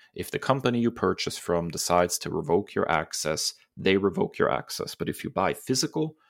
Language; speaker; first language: English; early bilingual, other home language; German